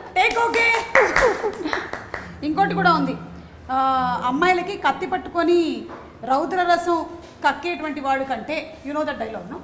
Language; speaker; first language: Telugu; native; Telugu